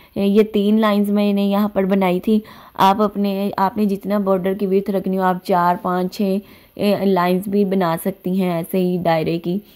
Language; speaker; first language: Urdu; native; Urdu